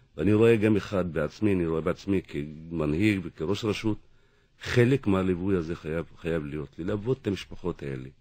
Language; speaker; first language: Hebrew; non-native, local second language; Arabic